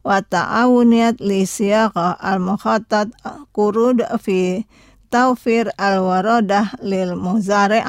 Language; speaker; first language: Arabic; non-native, fluent; Indonesian